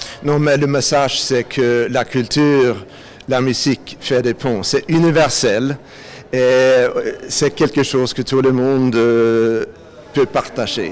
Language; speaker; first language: French; non-native, fluent; Swedish